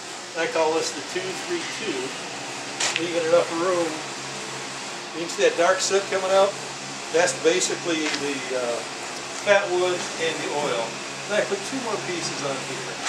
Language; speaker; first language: English; native; English